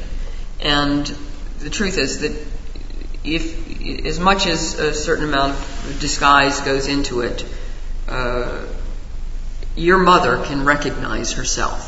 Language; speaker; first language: English; native; English